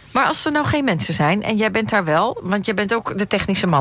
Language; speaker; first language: Dutch; native; Dutch